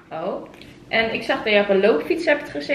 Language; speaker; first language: Dutch; native; Dutch